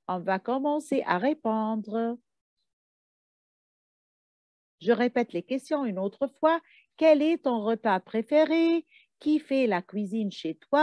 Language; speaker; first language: French; non-native, fluent; Arabic